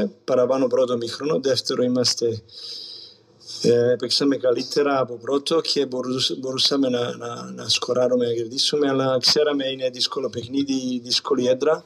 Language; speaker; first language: Greek; non-native, fluent; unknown